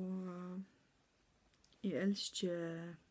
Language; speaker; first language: Norwegian; non-native, learner; Faroese